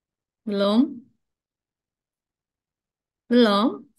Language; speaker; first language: Indonesian; native; Indonesian